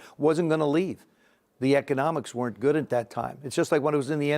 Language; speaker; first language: English; native; English